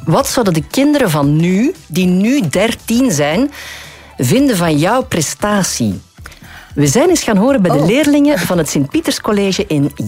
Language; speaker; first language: Dutch; native; Dutch